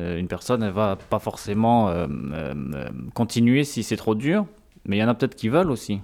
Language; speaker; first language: French; native; French